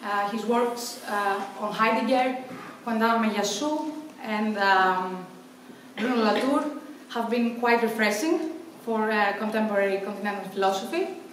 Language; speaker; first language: English; non-native, fluent; Greek